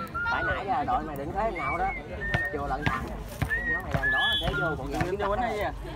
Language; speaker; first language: Vietnamese; native; Vietnamese